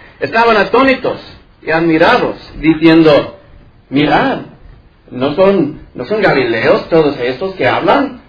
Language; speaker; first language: Spanish; non-native, fluent; English